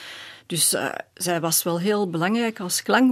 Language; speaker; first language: Dutch; native; Dutch